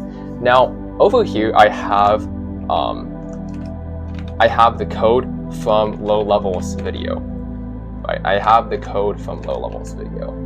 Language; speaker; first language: English; native; English